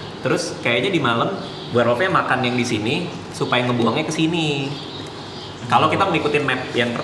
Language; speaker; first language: Indonesian; native; Indonesian